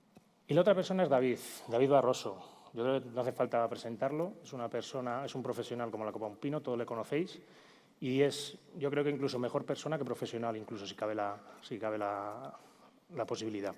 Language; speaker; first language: Spanish; native; Spanish